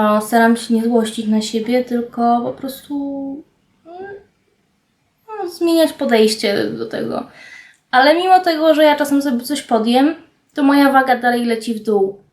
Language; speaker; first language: Polish; native; Polish